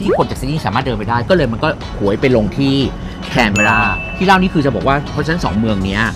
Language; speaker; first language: Thai; native; Thai